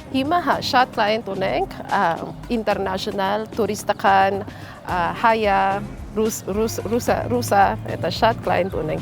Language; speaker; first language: Armenian; non-native, learner; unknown